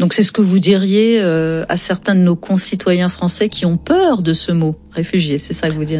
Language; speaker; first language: French; native; French